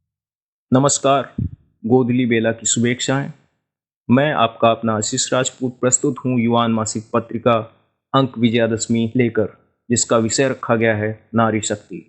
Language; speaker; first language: Hindi; native; Hindi